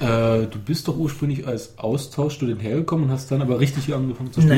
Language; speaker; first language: German; native; German